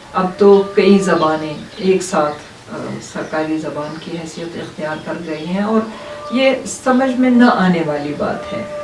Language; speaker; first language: Urdu; non-native, local second language; Kashmiri